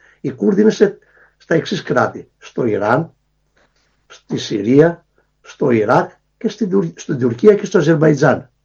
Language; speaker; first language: Greek; native; Greek